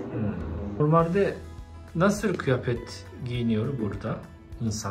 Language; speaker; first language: Turkish; non-native, fluent; Japanese